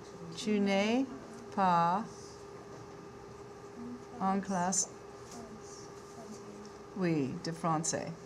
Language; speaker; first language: French; non-native, fluent; English